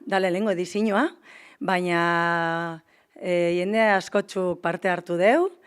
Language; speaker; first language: Basque; native; Basque